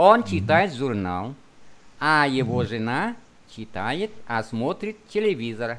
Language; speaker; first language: Russian; non-native, fluent; Vietnamese